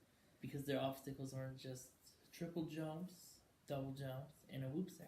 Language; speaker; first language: English; native; English